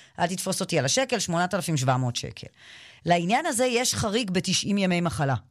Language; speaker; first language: Hebrew; native; Hebrew